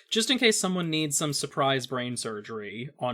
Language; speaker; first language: English; native; English